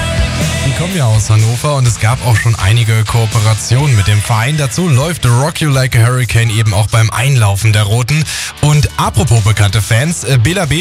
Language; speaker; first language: German; native; German